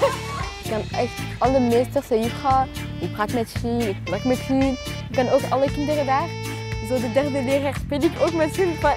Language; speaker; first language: Dutch; non-native, local second language; French